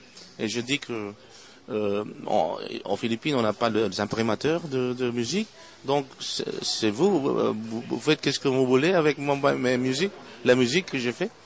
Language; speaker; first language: French; non-native, fluent; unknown